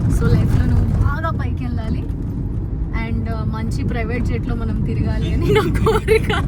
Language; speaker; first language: Telugu; non-native, fluent; Hindi